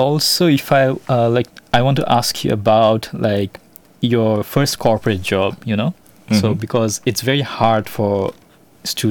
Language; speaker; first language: English; non-native, local second language; Bangla